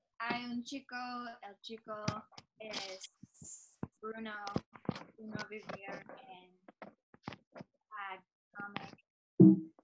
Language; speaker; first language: Spanish; non-native, learner; English